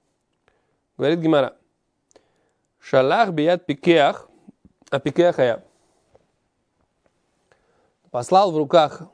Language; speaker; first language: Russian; native; Russian